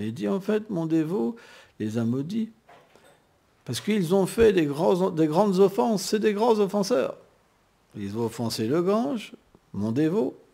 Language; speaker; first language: French; native; French